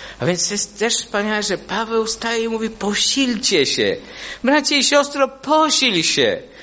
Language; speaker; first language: Polish; non-native, fluent; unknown